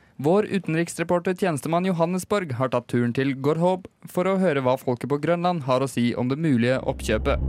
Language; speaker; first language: Norwegian; native; Norwegian